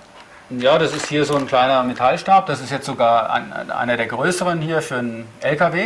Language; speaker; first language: German; native; German